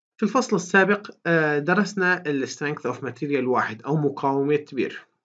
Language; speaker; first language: Arabic; native; Arabic